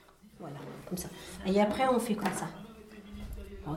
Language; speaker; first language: French; non-native, learner; Arabic